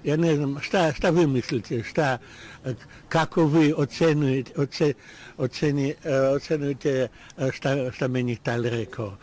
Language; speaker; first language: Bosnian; non-native, learner; Russian